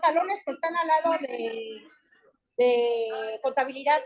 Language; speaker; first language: Spanish; native; Spanish